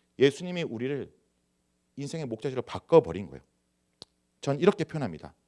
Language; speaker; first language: Korean; native; Korean